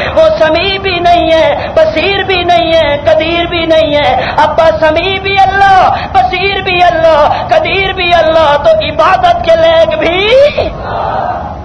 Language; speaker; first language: Urdu; non-native, local second language; Punjabi